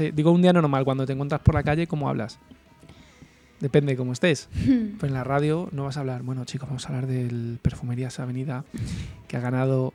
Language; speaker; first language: Spanish; native; Spanish